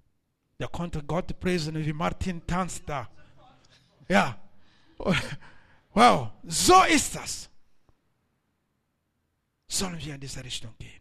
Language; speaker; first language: German; non-native, learner; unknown